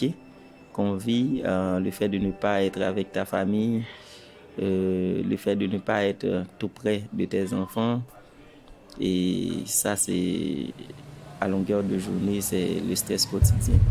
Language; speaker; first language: French; non-native, local second language; Haitian Creole